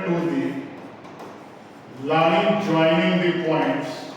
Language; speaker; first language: Hindi; native; Hindi